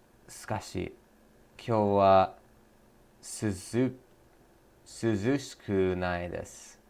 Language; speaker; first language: Japanese; non-native, learner; English